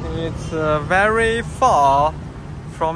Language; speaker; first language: English; non-native, learner; Chinese